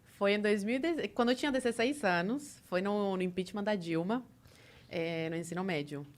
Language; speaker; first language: Portuguese; non-native, fluent; Spanish